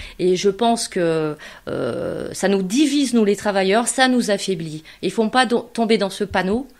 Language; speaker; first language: French; native; French